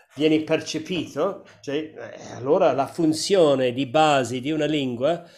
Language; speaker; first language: Italian; non-native, fluent; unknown